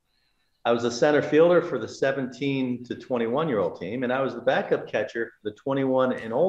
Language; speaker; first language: English; native; English